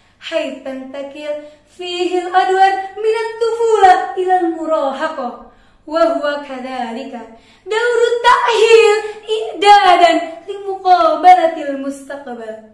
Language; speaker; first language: Arabic; non-native, learner; Indonesian